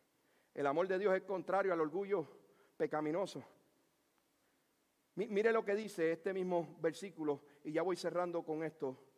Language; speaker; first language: Spanish; native; Spanish